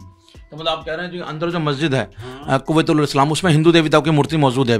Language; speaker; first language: Hindi; native; Hindi